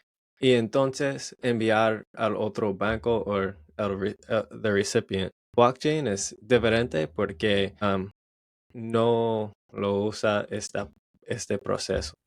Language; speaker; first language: Spanish; non-native, learner; English